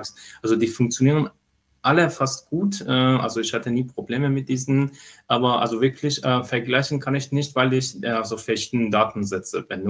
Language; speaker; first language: German; non-native, fluent; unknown